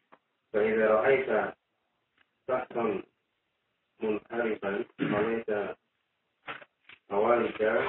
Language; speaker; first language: Arabic; non-native, learner; Indonesian